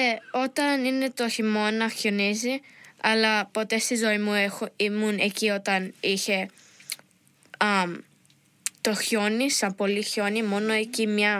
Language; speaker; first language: Greek; early bilingual, heritage; Greek